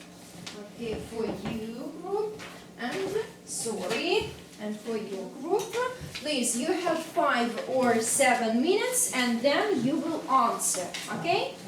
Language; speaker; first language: English; non-native, fluent; Russian